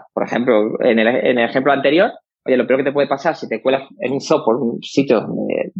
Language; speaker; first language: Spanish; native; Spanish